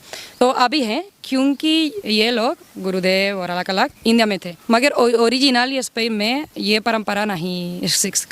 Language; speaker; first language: Hindi; non-native, learner; Spanish